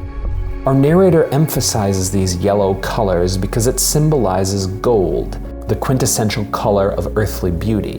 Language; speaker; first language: English; native; English